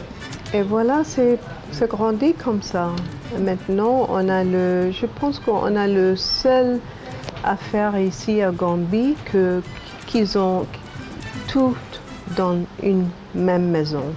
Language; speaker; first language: French; non-native, learner; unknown